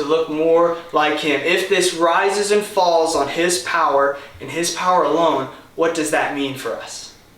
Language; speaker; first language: English; native; English